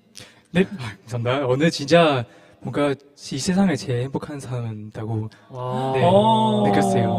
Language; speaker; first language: Korean; non-native, learner; Chinese